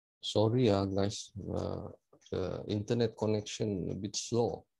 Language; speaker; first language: English; non-native, local second language; Malay